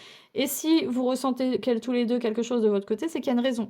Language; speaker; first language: French; native; French